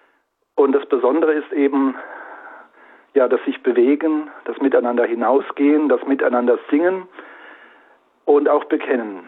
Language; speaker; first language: German; native; German